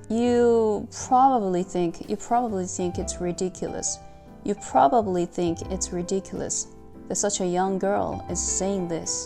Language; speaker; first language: English; non-native, fluent; Korean